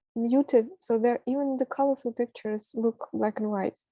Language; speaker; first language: English; non-native, fluent; Ukrainian